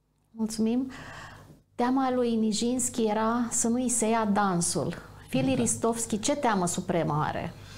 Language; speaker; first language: Romanian; native; Romanian